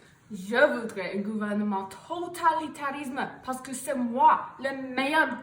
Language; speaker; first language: French; non-native, learner; English